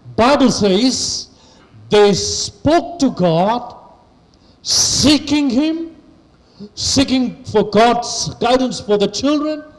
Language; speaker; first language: English; non-native, local second language; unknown